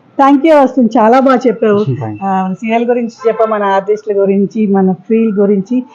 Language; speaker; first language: Telugu; native; Telugu